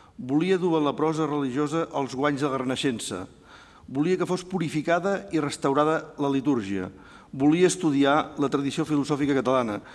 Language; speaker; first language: Catalan; native; Catalan